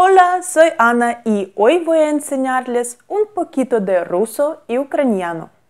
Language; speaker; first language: Spanish; non-native, fluent; Russian